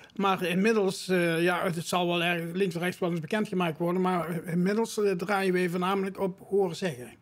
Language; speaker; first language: Dutch; native; Dutch